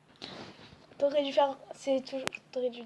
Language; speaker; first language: French; native; French